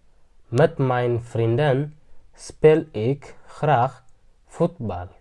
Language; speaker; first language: Dutch; non-native, learner; Tigrinya